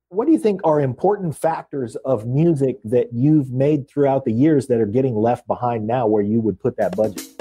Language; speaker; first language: English; native; English